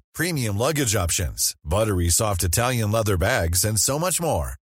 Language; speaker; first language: English; native; English